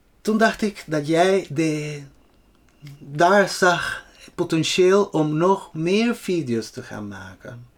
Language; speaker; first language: Dutch; non-native, fluent; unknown